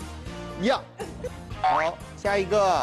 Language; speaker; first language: Chinese; native; Chinese